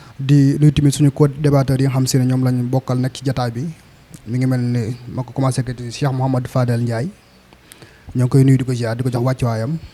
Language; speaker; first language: Wolof; native; Wolof